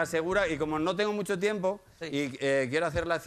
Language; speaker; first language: Spanish; native; Spanish